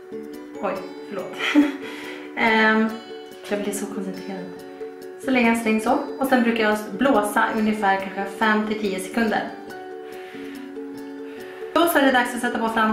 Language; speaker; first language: Swedish; native; Swedish